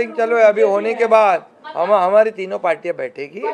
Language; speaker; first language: Hindi; non-native, local second language; Marathi